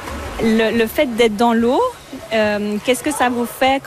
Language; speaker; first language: French; native; French